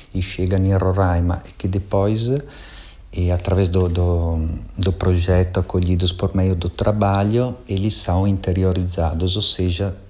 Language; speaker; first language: Portuguese; non-native, fluent; Italian